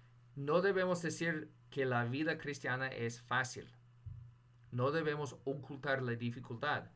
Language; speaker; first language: Spanish; non-native, fluent; English